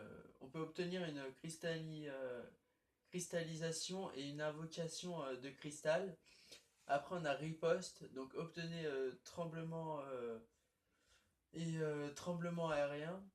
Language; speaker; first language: French; native; French